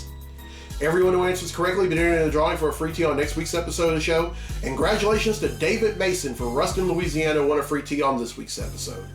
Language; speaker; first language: English; native; English